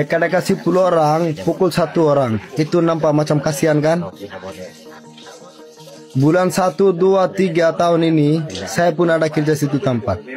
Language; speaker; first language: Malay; non-native, learner; Bangla